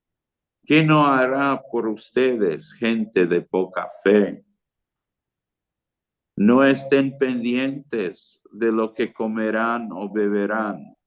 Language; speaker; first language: Spanish; non-native, fluent; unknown